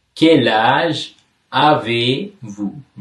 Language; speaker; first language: French; non-native, fluent; Tamil